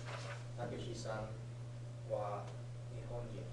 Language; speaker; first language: Japanese; non-native, learner; English